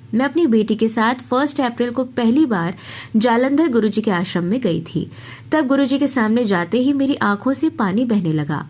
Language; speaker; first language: Hindi; native; Hindi